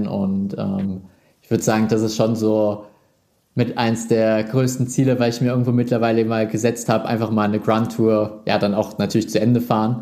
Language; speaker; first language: German; native; German